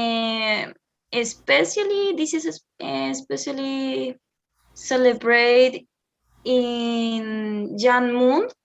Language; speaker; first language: English; non-native, learner; Spanish